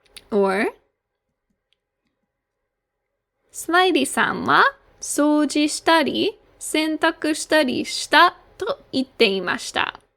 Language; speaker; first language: Japanese; non-native, fluent; English